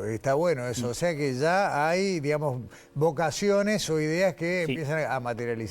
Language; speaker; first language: Spanish; native; Spanish